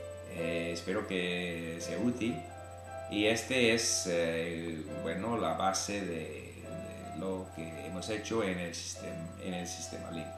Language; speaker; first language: Spanish; non-native, fluent; English